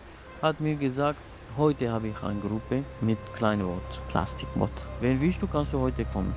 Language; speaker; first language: German; non-native, learner; Arabic